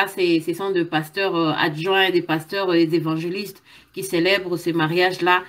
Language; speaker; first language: French; non-native, local second language; Lingala